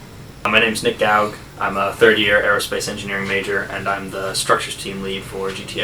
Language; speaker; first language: English; native; English